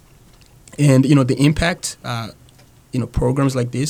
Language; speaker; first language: English; non-native, fluent; Rundi